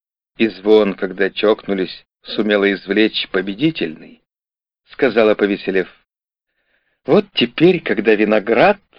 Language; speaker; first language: Russian; native; Russian